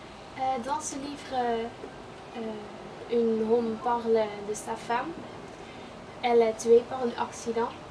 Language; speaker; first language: French; non-native, learner; Dutch